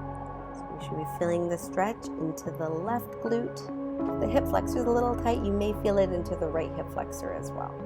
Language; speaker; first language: English; native; English